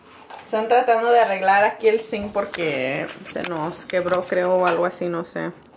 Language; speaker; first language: Spanish; early bilingual, other home language; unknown